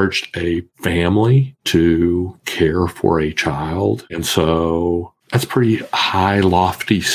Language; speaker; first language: English; native; English